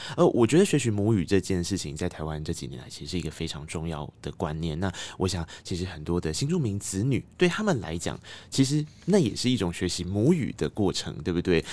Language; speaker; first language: Chinese; native; Chinese